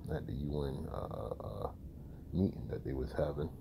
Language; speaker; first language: English; native; English